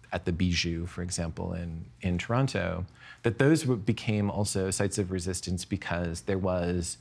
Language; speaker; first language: English; native; English